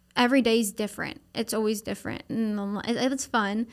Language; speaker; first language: English; native; English